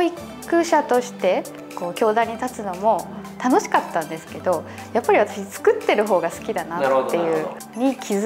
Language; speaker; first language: Japanese; native; Japanese